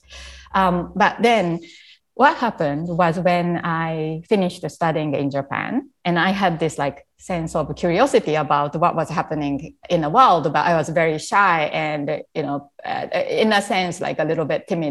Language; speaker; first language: English; non-native, fluent; Japanese